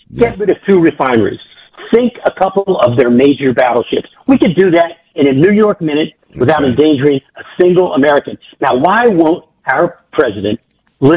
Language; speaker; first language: English; native; English